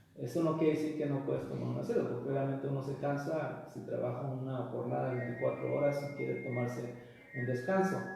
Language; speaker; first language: Spanish; early bilingual, heritage; Spanish